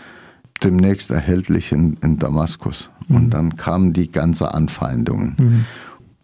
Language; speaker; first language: German; non-native, fluent; Arabic